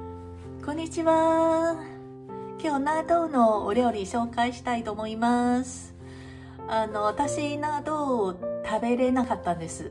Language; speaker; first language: Japanese; non-native, fluent; Chinese